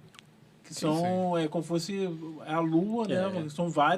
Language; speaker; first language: Portuguese; native; Portuguese